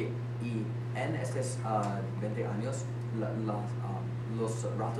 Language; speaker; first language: Spanish; non-native, learner; English